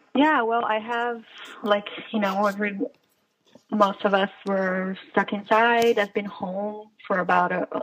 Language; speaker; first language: English; non-native, fluent; Portuguese